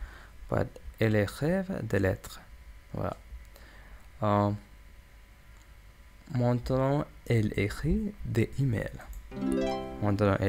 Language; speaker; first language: French; non-native, learner; English